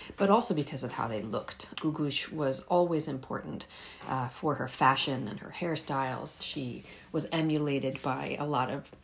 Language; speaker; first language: English; early bilingual, heritage; Persian